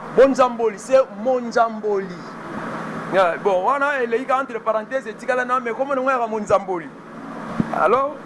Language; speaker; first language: Lingala; native; Lingala